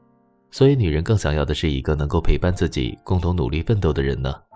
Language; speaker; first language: Chinese; native; Chinese